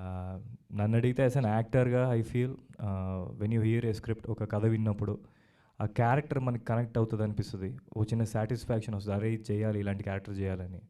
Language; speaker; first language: Telugu; native; Telugu